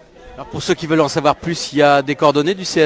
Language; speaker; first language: French; native; French